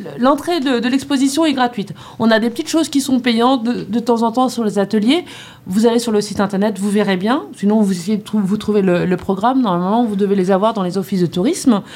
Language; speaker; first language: French; native; French